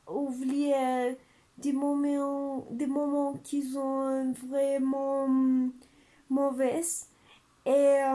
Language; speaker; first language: French; non-native, learner; Spanish